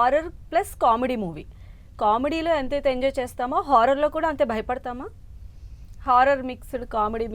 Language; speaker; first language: Telugu; native; Telugu